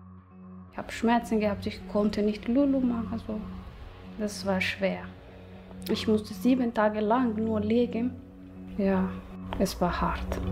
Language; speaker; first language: German; non-native, learner; Somali